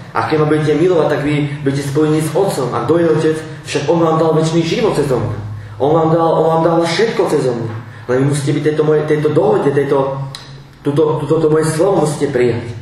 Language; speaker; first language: Slovak; non-native, local second language; Romany